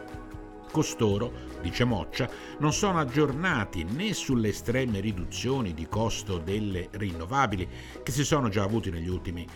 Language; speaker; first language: Italian; native; Italian